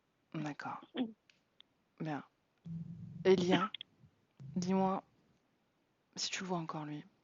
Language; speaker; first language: French; native; French